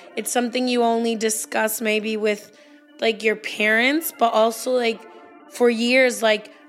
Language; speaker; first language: English; early bilingual, heritage; Spanish